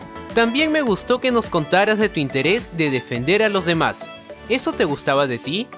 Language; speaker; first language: Spanish; native; Spanish